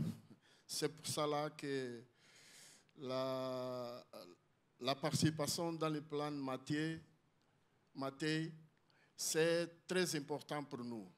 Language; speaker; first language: French; non-native, learner; Portuguese